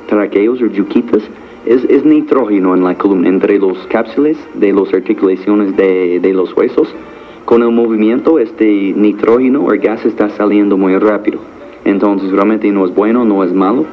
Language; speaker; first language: Spanish; non-native, learner; English